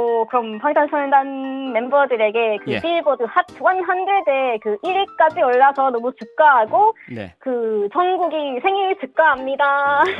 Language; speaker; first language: Korean; non-native, learner; Swedish